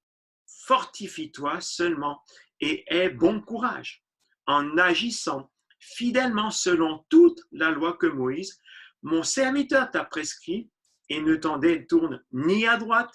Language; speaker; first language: French; native; French